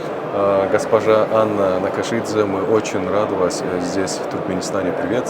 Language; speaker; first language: Russian; non-native, local second language; Turkmen